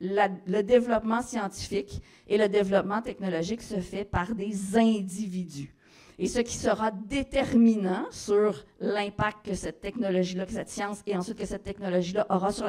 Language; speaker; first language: French; native; French